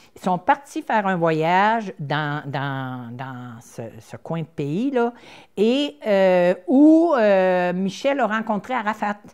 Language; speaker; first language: French; native; French